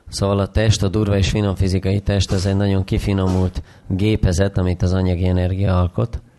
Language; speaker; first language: Hungarian; native; Hungarian